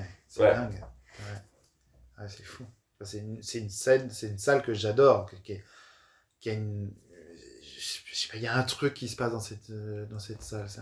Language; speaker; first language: French; native; French